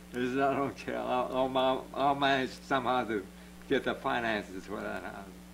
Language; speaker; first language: English; native; English